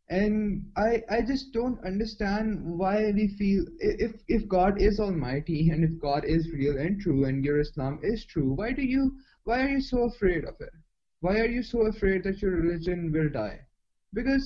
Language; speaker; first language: English; non-native, local second language; Urdu